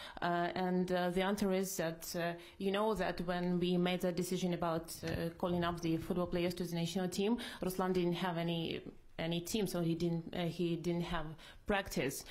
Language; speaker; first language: English; non-native, fluent; Ukrainian